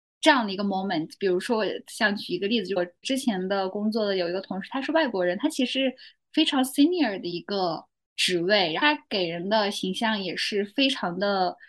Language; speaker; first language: Chinese; native; Chinese